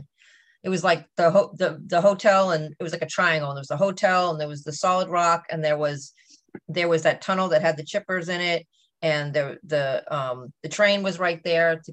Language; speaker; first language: English; native; English